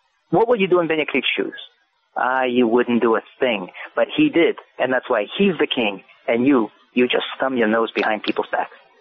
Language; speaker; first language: English; non-native, fluent; Russian